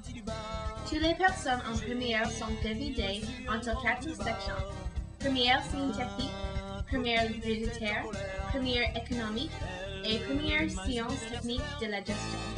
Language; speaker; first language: French; non-native, learner; English